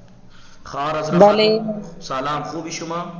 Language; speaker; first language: Persian; non-native, fluent; Urdu